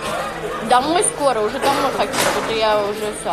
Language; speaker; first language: Russian; native; Russian